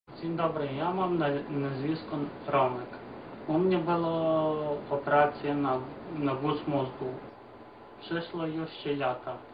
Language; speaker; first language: Polish; non-native, learner; Ukrainian